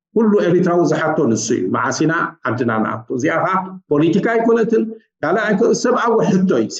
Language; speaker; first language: Tigrinya; native; Tigrinya